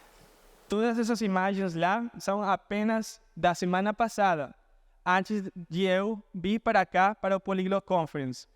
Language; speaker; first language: Portuguese; non-native, fluent; Spanish